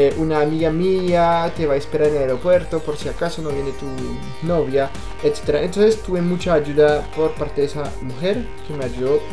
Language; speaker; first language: Spanish; non-native, fluent; French